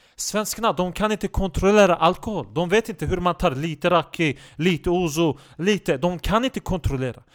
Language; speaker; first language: Swedish; non-native, local second language; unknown